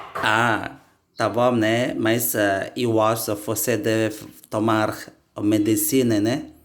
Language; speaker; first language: Portuguese; non-native, learner; Indonesian